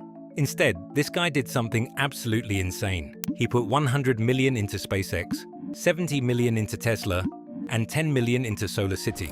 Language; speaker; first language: English; native; English